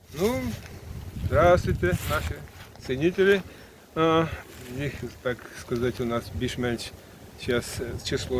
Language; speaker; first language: Ukrainian; native; Ukrainian